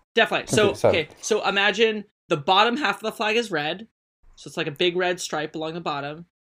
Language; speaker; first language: English; native; English